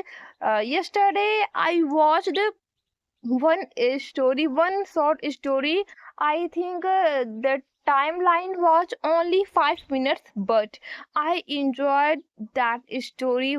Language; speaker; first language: English; non-native, learner; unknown